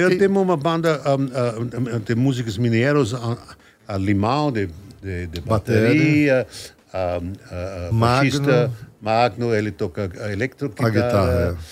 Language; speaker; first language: Portuguese; non-native, learner; German